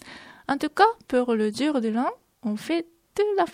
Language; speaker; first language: French; non-native, fluent; Japanese